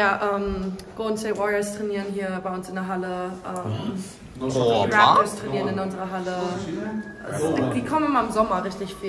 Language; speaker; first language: German; native; German